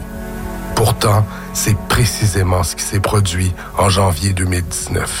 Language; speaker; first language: French; native; French